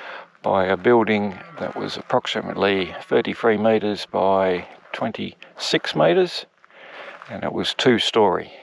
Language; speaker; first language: English; native; English